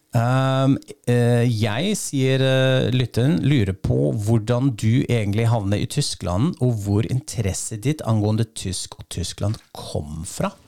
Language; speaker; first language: Norwegian; non-native, fluent; German